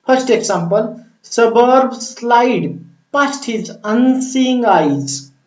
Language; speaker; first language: English; non-native, local second language; Marathi